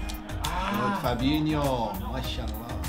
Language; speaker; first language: English; non-native, learner; Arabic